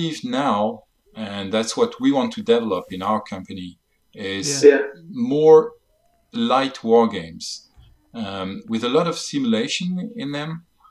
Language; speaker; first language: English; non-native, fluent; French